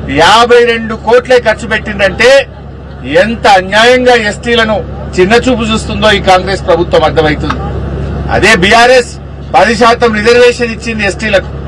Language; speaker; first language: Telugu; non-native, local second language; Lambadi